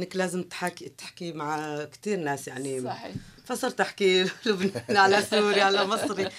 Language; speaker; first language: Arabic; non-native, local second language; Kabyle